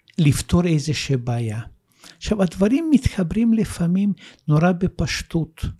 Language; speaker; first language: Hebrew; non-native, fluent; Russian